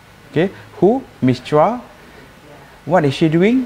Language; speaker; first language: English; non-native, local second language; Malay